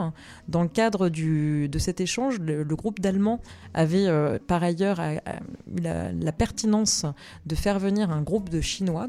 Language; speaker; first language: French; native; French